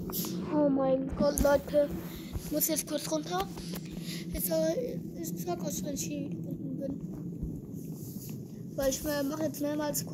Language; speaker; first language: German; native; German